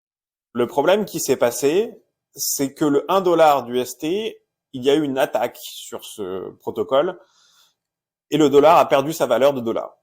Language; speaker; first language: French; native; French